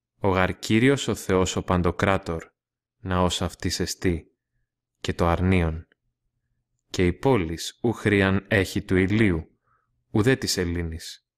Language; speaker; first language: Greek; non-native, learner; Russian